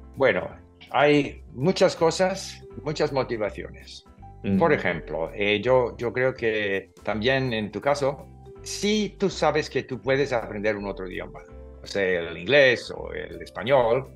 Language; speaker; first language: Spanish; non-native, fluent; English